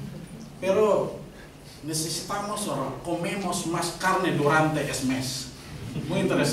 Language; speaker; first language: Spanish; non-native, learner; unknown